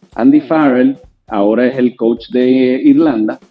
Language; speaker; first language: Spanish; native; Spanish